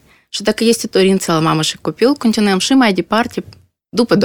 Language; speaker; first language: Romanian; non-native, local second language; Russian